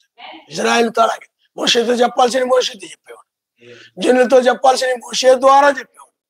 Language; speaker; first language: Telugu; native; Telugu